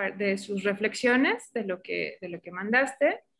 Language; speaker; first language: Spanish; native; Spanish